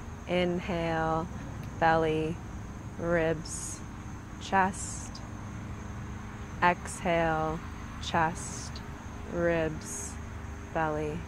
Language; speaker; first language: English; native; English